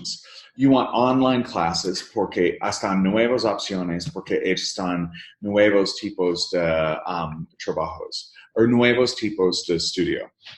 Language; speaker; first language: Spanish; non-native, learner; English